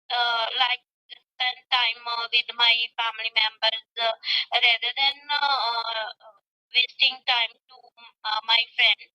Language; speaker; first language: English; non-native, learner; Punjabi